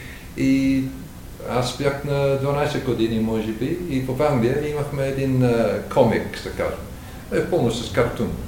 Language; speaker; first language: Bulgarian; non-native, learner; English